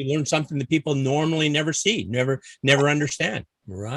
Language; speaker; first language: English; native; English